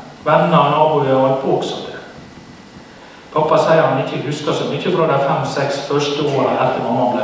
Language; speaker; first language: Norwegian; native; Norwegian